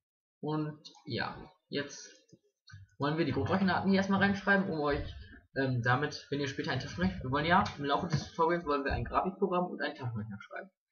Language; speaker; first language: German; native; German